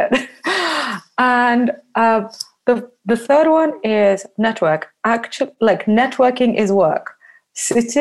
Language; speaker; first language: English; early bilingual, other home language; Russian